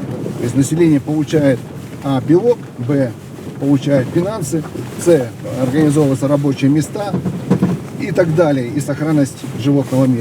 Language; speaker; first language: Russian; native; Russian